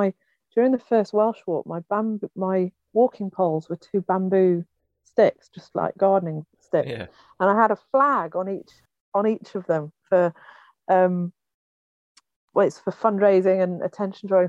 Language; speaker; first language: English; native; English